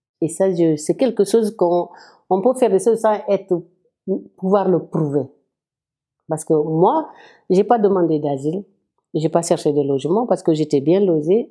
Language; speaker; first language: French; non-native, local second language; Wolof